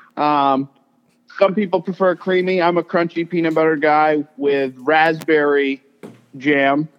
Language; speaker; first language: English; native; English